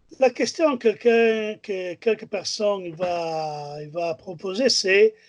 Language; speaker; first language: French; non-native, learner; Italian